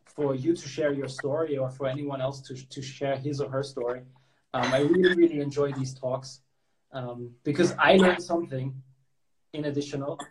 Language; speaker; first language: English; non-native, local second language; German